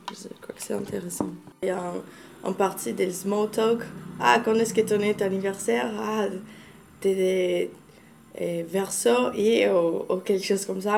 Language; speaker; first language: French; non-native, learner; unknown